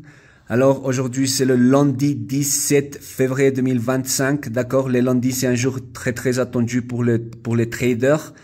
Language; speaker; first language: French; non-native, fluent; Spanish